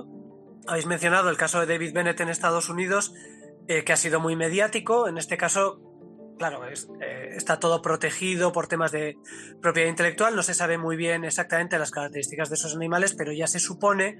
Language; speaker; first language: Spanish; native; Spanish